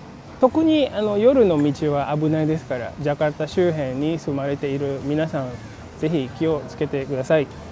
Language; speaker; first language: Japanese; non-native, fluent; Indonesian